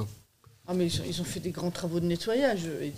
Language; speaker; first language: French; native; French